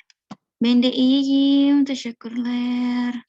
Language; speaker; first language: Turkish; non-native, learner; Indonesian